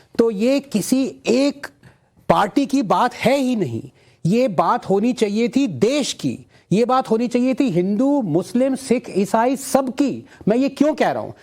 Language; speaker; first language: Hindi; non-native, local second language; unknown